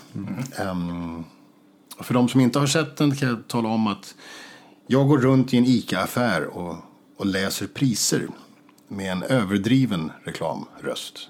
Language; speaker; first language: Swedish; native; Swedish